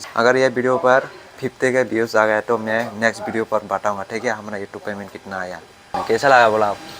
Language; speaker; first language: Hindi; non-native, local second language; Kok Borok